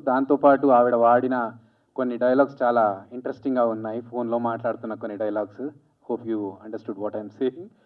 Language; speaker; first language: Telugu; native; Telugu